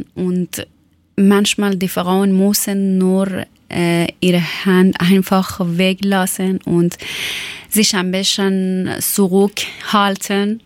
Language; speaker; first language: German; non-native, fluent; Persian